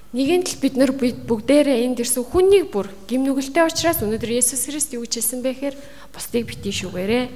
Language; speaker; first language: Mongolian; native; Mongolian